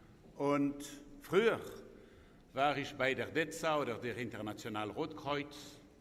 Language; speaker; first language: German; non-native, local second language; French